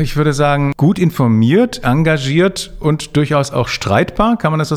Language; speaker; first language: German; native; German